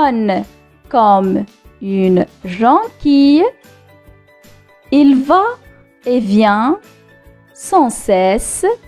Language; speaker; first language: French; non-native, local second language; Arabic